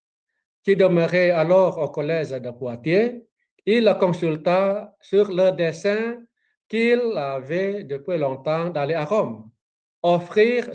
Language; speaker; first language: French; non-native, fluent; Indonesian